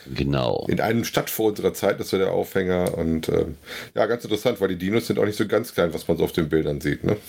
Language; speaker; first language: German; native; German